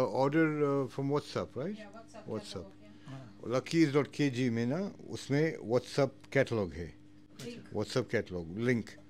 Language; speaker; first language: Hindi; non-native, local second language; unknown